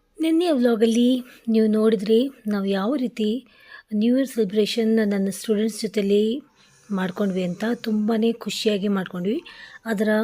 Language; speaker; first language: Kannada; non-native, local second language; Marathi